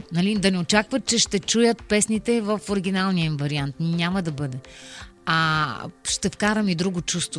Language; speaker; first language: Bulgarian; native; Bulgarian